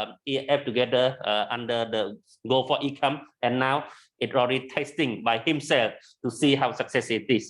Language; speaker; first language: English; non-native, learner; Khmer